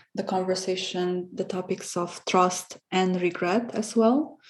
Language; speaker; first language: English; non-native, fluent; Romanian